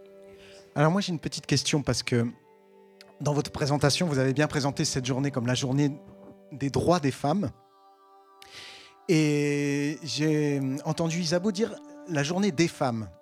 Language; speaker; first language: French; native; French